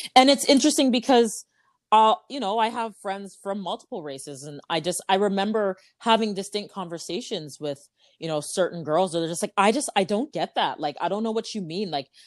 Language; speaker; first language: English; native; English